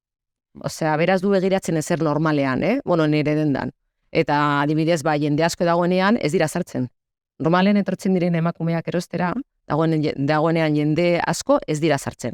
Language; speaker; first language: Basque; non-native, local second language; Spanish